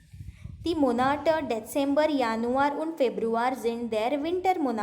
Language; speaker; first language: German; non-native, fluent; Marathi